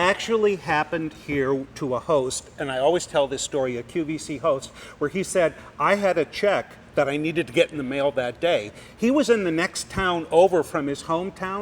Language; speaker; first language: English; native; English